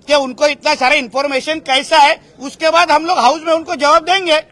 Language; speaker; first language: Hindi; non-native, local second language; Marathi